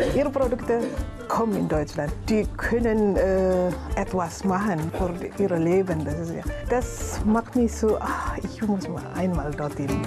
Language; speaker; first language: German; non-native, learner; Indonesian